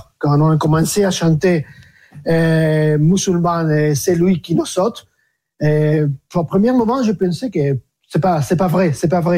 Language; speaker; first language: French; non-native, fluent; Spanish